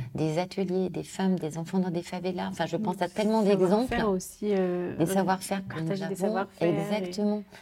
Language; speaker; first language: French; native; French